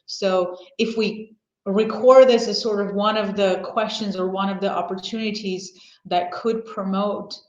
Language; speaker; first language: English; non-native, fluent; Armenian